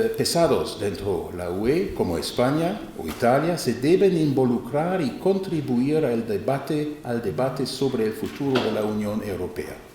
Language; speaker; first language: Spanish; non-native, fluent; German